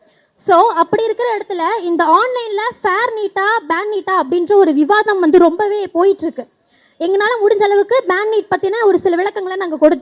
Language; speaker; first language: Tamil; native; Tamil